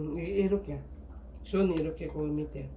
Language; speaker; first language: Korean; non-native, learner; Filipino